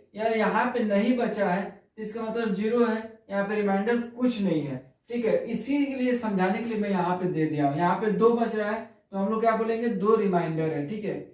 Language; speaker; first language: Hindi; native; Hindi